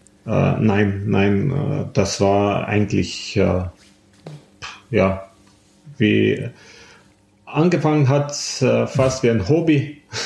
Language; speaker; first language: German; non-native, fluent; Slovenian